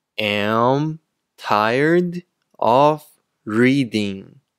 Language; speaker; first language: English; non-native, fluent; Chinese